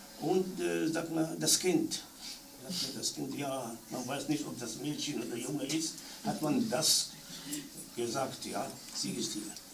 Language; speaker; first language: German; non-native, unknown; Arabic